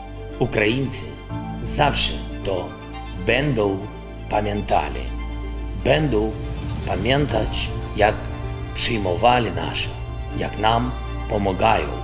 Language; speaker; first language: Polish; non-native, learner; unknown